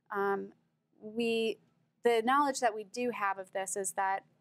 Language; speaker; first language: English; native; English